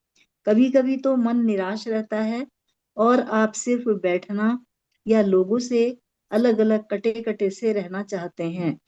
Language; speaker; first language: Hindi; native; Hindi